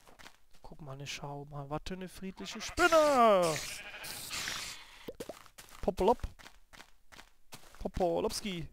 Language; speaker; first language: German; native; German